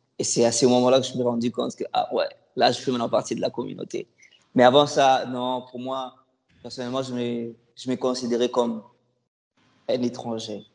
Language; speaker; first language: French; non-native, local second language; Lingala